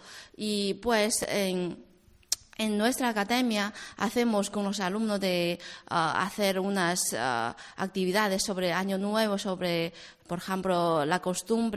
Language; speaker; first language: Spanish; non-native, fluent; Chinese